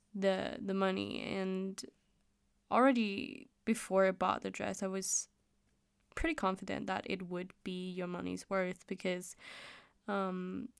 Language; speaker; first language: English; non-native, fluent; Danish